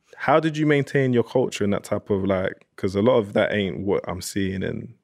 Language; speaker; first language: English; early bilingual, other home language; Yoruba